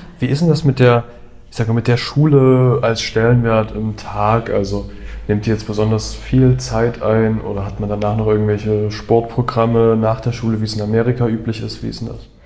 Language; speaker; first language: German; native; German